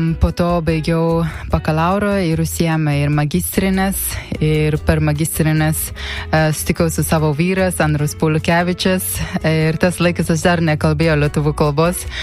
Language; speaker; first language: Lithuanian; non-native, learner; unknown